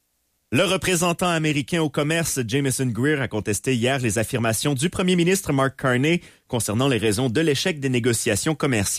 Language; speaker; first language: French; native; French